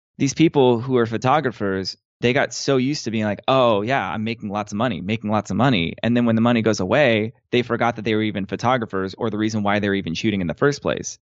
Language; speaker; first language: English; native; English